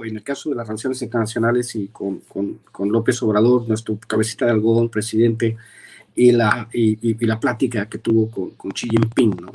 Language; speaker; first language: Spanish; native; Spanish